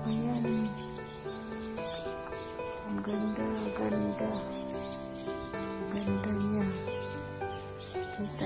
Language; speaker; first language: Filipino; non-native, local second language; Cebuano